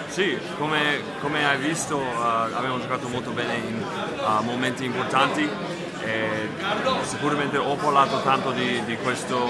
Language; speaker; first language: Italian; non-native, fluent; English